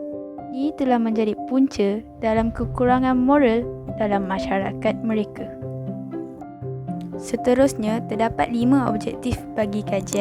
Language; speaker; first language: Malay; native; Malay